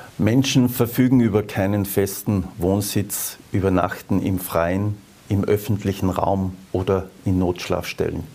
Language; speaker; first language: German; native; German